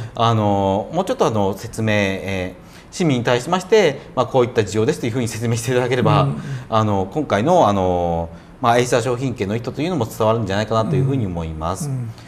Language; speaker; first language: Japanese; native; Japanese